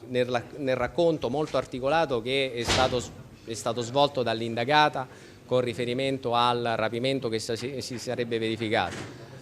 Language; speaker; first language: Italian; native; Italian